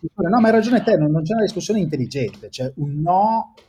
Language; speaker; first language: Italian; native; Italian